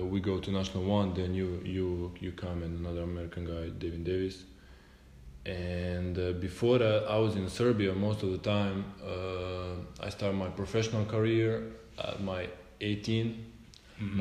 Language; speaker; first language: English; non-native, learner; Serbian